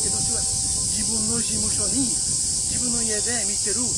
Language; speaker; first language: Japanese; non-native, fluent; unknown